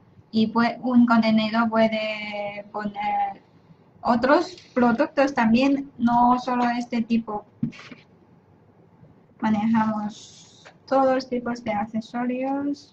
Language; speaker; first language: Spanish; non-native, fluent; Chinese